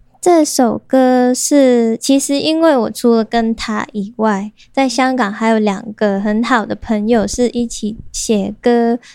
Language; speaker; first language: Chinese; non-native, local second language; Cantonese